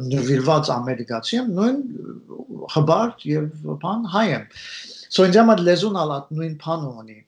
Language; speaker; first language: Armenian; early bilingual, heritage; Armenian